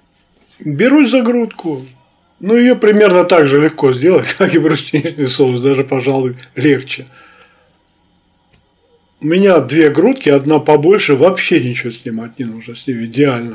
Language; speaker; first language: Russian; native; Russian